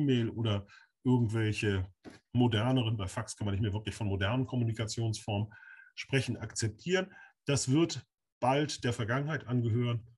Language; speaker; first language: German; native; German